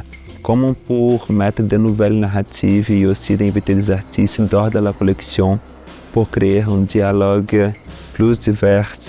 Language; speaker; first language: French; non-native, fluent; Portuguese